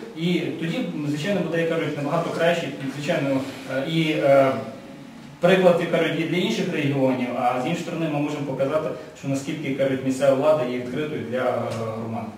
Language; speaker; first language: Ukrainian; native; Ukrainian